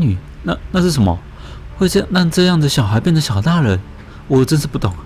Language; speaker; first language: Chinese; native; Chinese